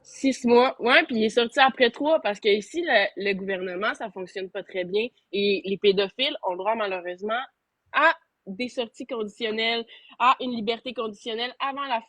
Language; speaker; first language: French; native; French